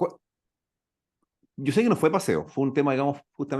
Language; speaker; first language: Spanish; native; Spanish